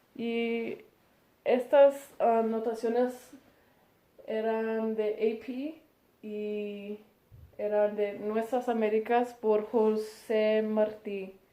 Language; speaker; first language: Spanish; early bilingual, heritage; Spanish